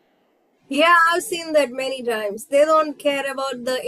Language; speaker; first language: English; non-native, local second language; Hindi